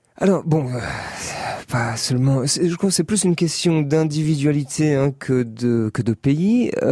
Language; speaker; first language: French; native; French